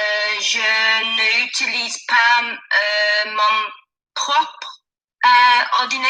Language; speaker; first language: French; non-native, learner; English